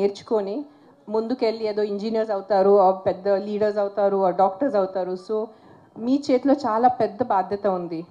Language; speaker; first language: Telugu; non-native, local second language; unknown